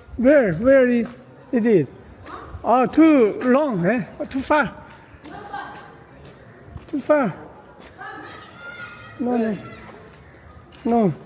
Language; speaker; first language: English; non-native, learner; Korean